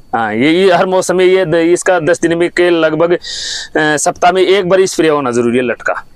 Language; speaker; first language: Hindi; native; Hindi